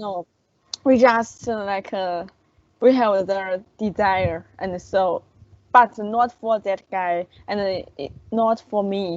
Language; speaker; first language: English; non-native, learner; Chinese